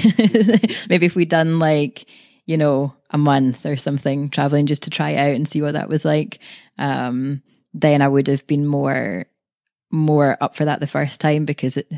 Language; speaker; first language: English; native; English